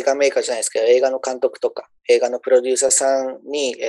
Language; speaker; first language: Japanese; early bilingual, other home language; Spanish